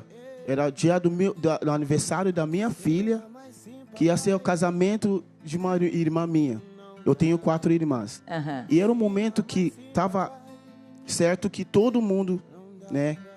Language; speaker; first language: Portuguese; non-native, fluent; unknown